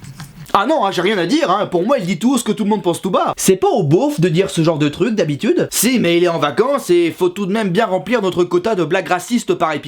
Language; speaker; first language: French; native; French